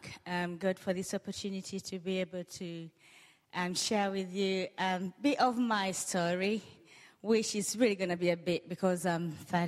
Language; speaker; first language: English; non-native, local second language; Ganda